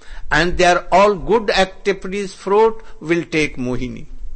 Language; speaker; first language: English; non-native, local second language; Hindi